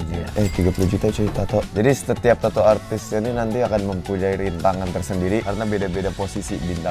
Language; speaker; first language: Indonesian; native; Indonesian